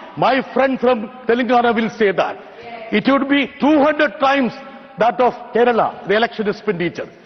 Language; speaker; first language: English; non-native, local second language; Malayalam